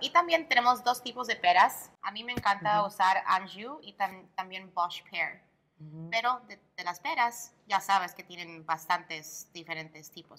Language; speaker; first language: Spanish; early bilingual, heritage; Spanish